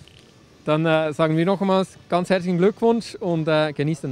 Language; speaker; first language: German; native; German